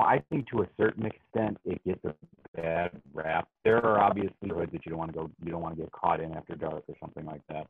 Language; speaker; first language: English; native; English